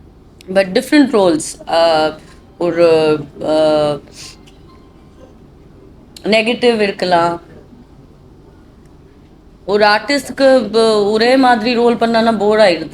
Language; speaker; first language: Tamil; non-native, fluent; Hindi